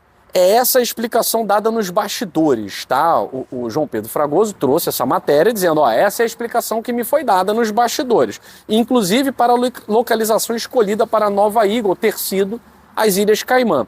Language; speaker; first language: Portuguese; native; Portuguese